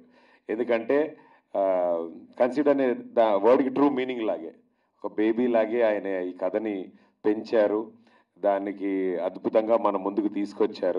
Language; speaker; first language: Telugu; native; Telugu